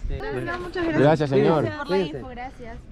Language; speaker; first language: Spanish; non-native, learner; Greek